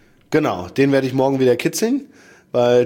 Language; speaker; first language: German; native; German